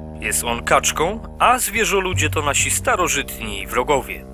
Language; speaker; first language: Polish; native; Polish